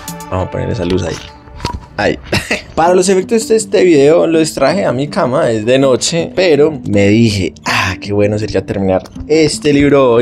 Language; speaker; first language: Spanish; native; Spanish